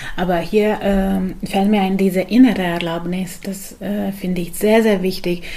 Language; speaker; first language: German; non-native, fluent; Hungarian